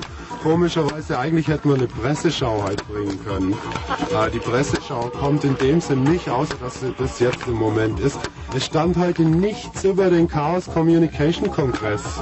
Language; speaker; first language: German; native; German